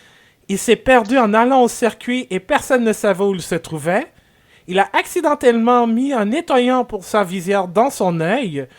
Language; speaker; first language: French; native; French